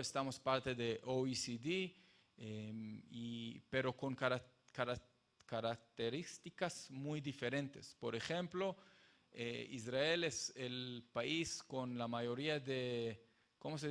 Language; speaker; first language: Spanish; non-native, fluent; Hebrew